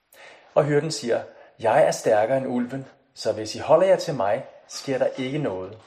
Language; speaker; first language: Danish; native; Danish